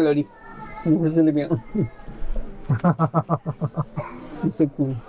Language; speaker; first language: French; non-native, fluent; Spanish